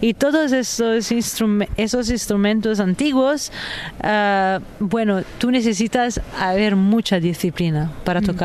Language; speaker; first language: Spanish; non-native, fluent; Italian